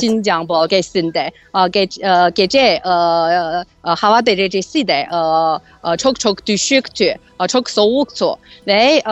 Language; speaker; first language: Turkish; non-native, fluent; Chinese